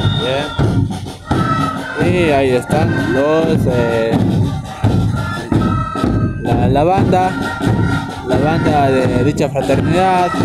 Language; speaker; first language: Spanish; native; Spanish